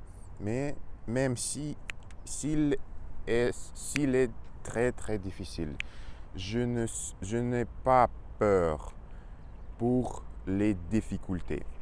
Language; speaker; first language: French; non-native, learner; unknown